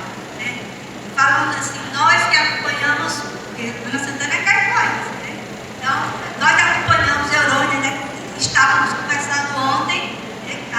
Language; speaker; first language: Portuguese; native; Portuguese